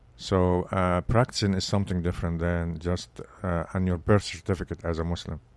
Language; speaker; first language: English; non-native, fluent; Arabic